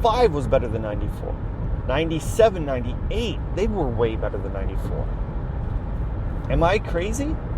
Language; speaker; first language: English; native; English